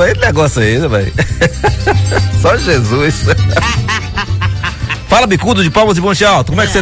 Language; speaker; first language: Portuguese; native; Portuguese